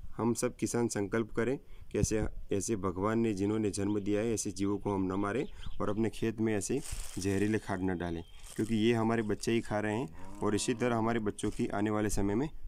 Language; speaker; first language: Hindi; non-native, local second language; Gujarati